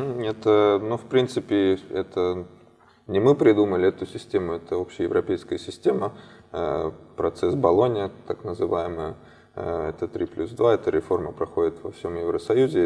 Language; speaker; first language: Russian; native; Russian